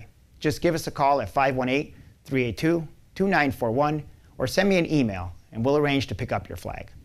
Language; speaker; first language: English; native; English